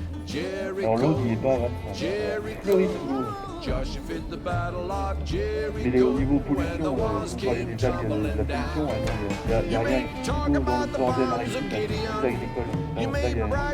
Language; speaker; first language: French; native; French